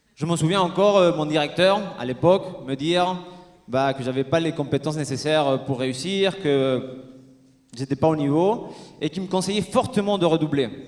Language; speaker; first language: French; non-native, fluent; Spanish